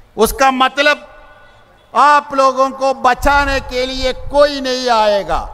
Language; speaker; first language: Hindi; non-native, local second language; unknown